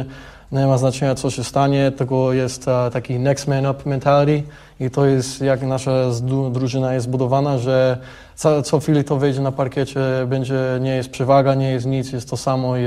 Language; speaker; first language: Polish; early bilingual, heritage; English